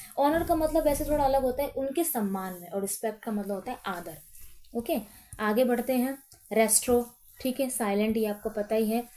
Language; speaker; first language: Hindi; native; Hindi